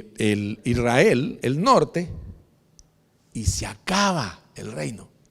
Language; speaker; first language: Spanish; native; Spanish